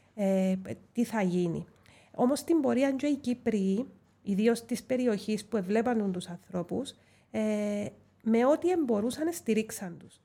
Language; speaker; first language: Greek; native; Greek